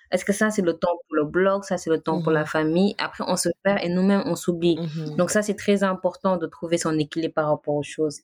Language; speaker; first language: French; non-native, local second language; Wolof